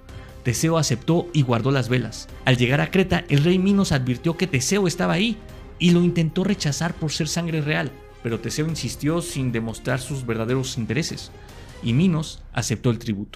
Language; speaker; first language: Spanish; native; Spanish